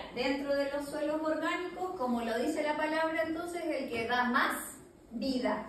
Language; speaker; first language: Spanish; native; Spanish